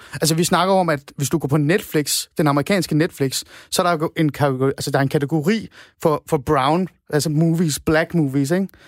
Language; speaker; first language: Danish; non-native, fluent; Persian